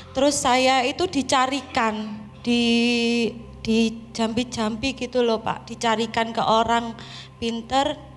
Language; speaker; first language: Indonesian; non-native, local second language; Javanese